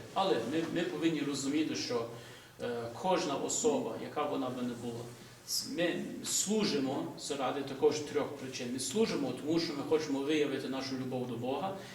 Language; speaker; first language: Ukrainian; early bilingual, heritage; Ukrainian